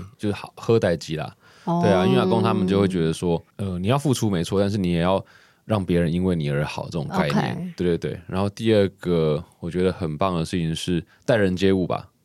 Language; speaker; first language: Chinese; non-native, local second language; Min Nan Chinese